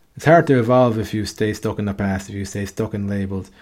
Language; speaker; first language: English; native; English